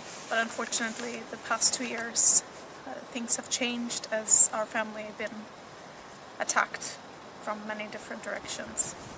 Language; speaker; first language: English; early bilingual, other home language; Arabic